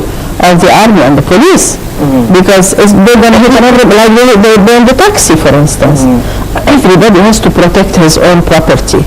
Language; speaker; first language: English; non-native, fluent; Arabic